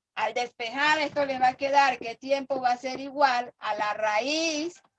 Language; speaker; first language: Spanish; native; Spanish